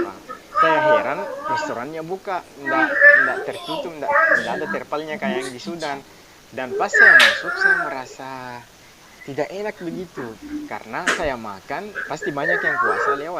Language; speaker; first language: Indonesian; non-native, fluent; Arabic